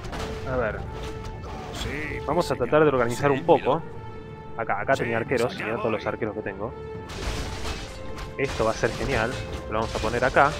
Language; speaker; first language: Spanish; native; Spanish